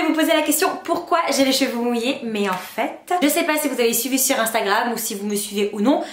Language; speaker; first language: French; native; French